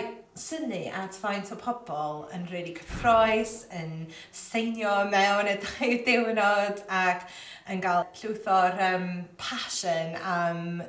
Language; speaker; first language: Welsh; non-native, local second language; English